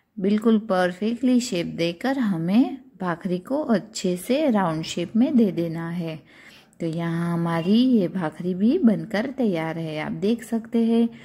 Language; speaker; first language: Hindi; non-native, local second language; Gujarati